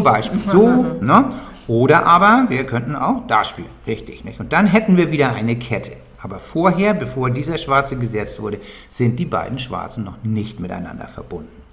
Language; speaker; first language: German; native; German